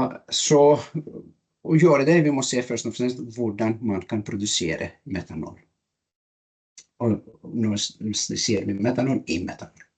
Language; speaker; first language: Norwegian; non-native, learner; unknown